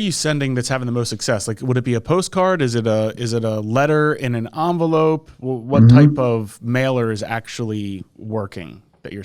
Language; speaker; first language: English; native; English